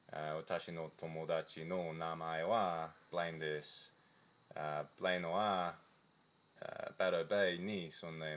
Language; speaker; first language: Japanese; non-native, learner; English